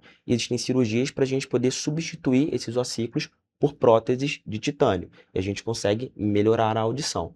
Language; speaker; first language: Portuguese; native; Portuguese